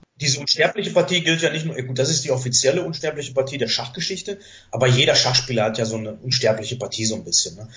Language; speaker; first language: German; native; German